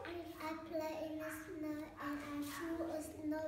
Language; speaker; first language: English; non-native, learner; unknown